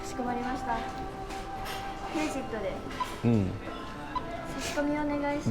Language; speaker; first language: Japanese; native; Japanese